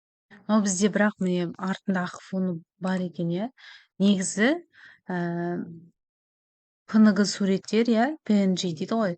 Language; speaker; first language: Kazakh; native; Kazakh